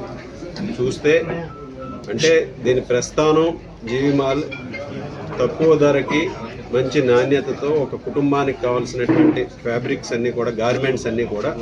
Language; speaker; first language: Telugu; native; Telugu